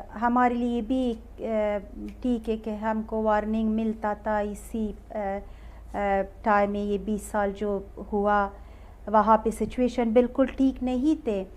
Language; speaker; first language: Hindi; non-native, learner; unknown